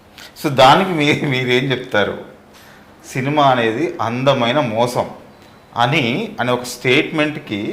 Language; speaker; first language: Telugu; native; Telugu